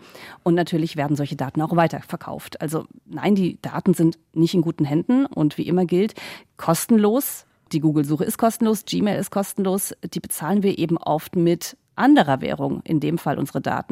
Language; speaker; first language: German; native; German